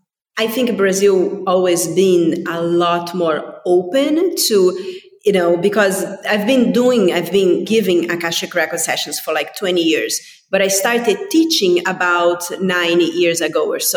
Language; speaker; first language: English; non-native, fluent; Portuguese